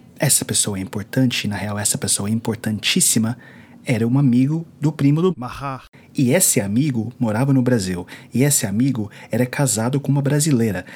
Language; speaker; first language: Portuguese; non-native, fluent; English